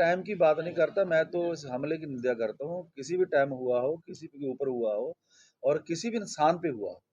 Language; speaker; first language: Hindi; non-native, local second language; Punjabi